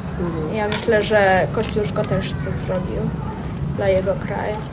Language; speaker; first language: Polish; early bilingual, heritage; Polish